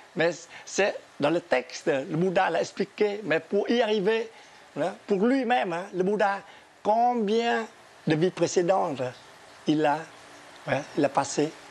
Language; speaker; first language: French; non-native, fluent; Vietnamese